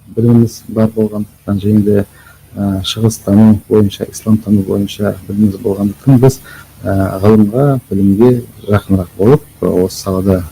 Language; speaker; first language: Kazakh; non-native, local second language; Uzbek